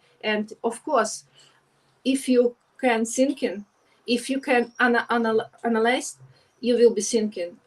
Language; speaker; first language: English; non-native, learner; Ukrainian